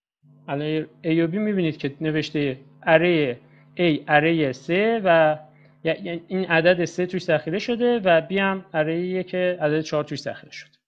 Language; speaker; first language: Persian; native; Persian